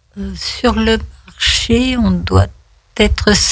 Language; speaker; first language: French; native; French